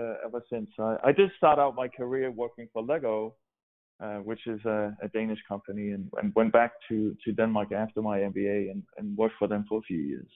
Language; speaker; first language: English; non-native, fluent; Danish